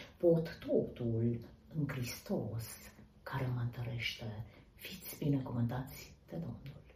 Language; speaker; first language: Romanian; native; Romanian